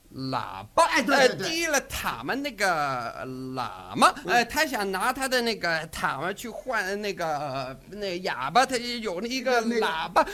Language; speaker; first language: Chinese; non-native, fluent; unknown